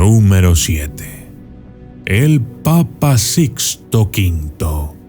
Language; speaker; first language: Spanish; native; Spanish